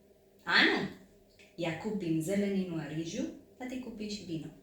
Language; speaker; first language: Slovak; non-native, learner; Spanish